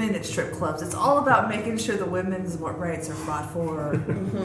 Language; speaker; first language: English; native; English